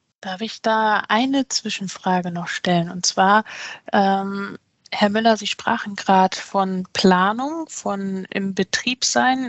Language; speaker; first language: German; native; German